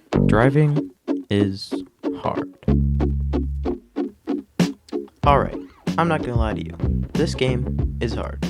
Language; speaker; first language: English; native; English